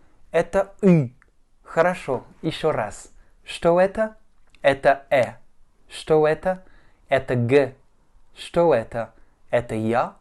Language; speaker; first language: Russian; non-native, fluent; French